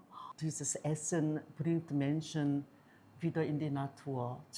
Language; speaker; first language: German; non-native, fluent; Korean